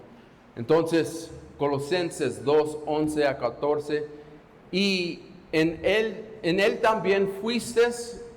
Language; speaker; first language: Spanish; non-native, fluent; English